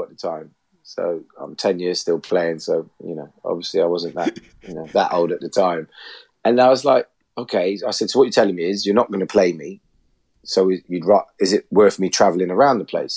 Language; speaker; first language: English; native; English